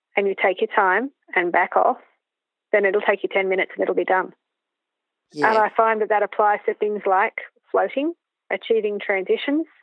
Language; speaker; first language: English; native; English